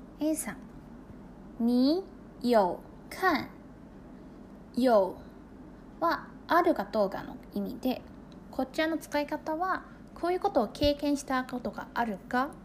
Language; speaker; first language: Japanese; non-native, fluent; Chinese